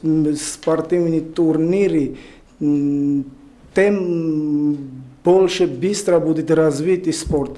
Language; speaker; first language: Russian; non-native, learner; Georgian